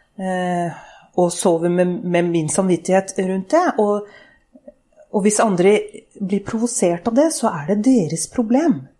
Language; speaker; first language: Norwegian; early bilingual, other home language; Urdu